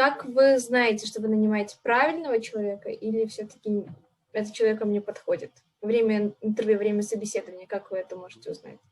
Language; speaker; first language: Russian; native; Russian